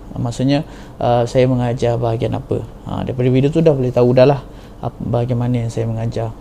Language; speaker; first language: Malay; native; Malay